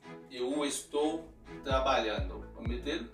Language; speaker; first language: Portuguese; non-native, fluent; Haitian Creole